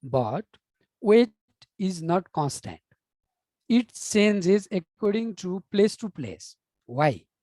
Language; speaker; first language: English; non-native, local second language; Nepali